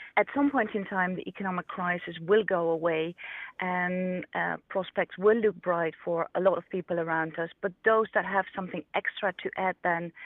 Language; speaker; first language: English; non-native, fluent; Dutch